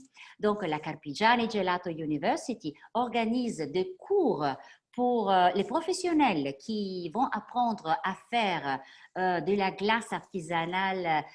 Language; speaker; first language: French; non-native, fluent; Italian